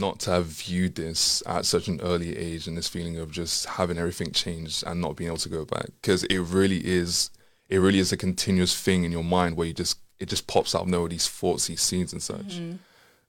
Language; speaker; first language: English; native; English